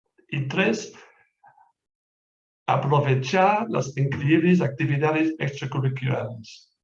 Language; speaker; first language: Spanish; non-native, fluent; English